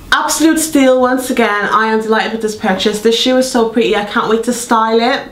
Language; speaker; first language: English; native; English